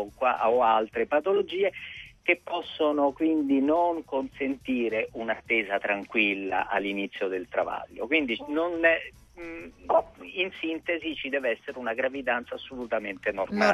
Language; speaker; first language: Italian; native; Italian